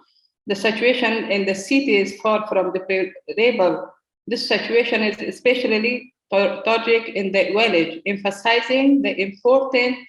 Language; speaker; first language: English; non-native, learner; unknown